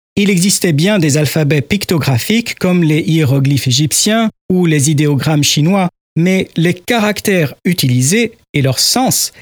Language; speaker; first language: French; native; French